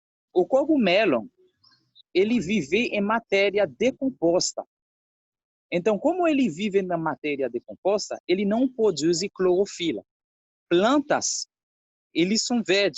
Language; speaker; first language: Portuguese; non-native, fluent; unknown